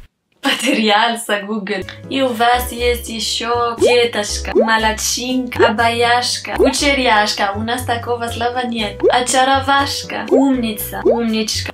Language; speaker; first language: Russian; non-native, fluent; French